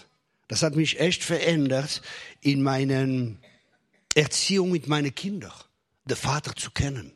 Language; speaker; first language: German; non-native, fluent; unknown